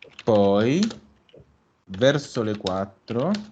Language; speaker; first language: Italian; non-native, fluent; Spanish